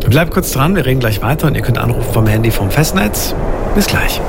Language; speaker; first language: German; native; German